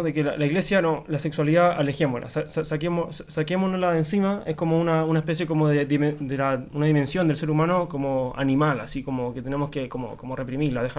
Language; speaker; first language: Spanish; native; Spanish